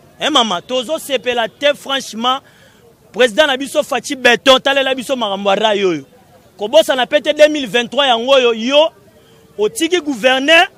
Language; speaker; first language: Lingala; native; Lingala